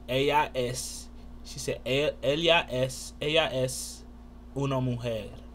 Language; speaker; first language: Spanish; non-native, learner; English